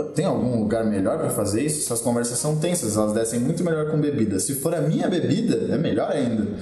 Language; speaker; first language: Portuguese; native; Portuguese